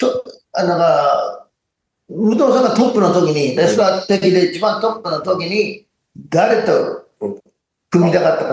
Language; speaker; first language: Japanese; non-native, fluent; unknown